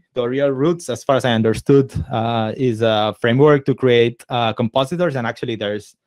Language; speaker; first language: English; non-native, fluent; Catalan